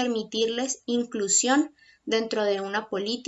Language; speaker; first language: Spanish; native; Spanish